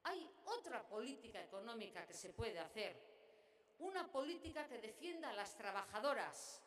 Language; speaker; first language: Spanish; non-native, local second language; Basque